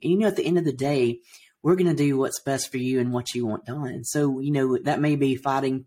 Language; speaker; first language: English; native; English